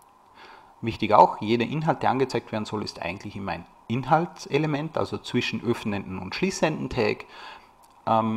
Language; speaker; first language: German; native; German